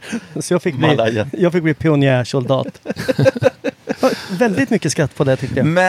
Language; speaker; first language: Swedish; native; Swedish